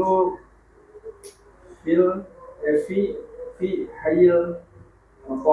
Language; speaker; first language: Arabic; non-native, learner; Indonesian